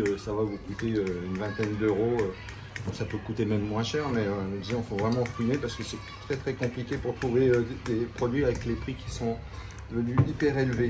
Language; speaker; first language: French; native; French